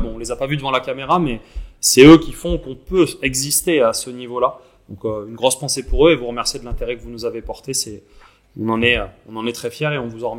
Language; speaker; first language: French; native; French